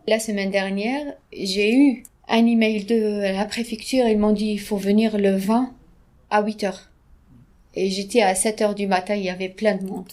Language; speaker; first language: French; non-native, fluent; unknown